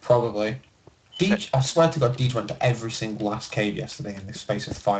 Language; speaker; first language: English; native; English